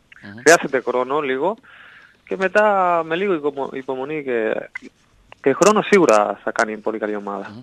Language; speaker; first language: Greek; non-native, learner; Spanish